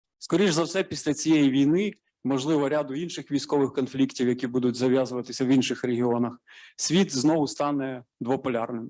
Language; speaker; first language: Ukrainian; native; Ukrainian